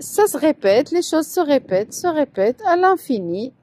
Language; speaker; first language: French; non-native, local second language; Arabic